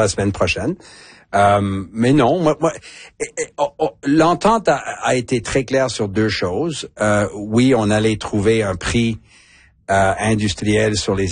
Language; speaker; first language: French; native; French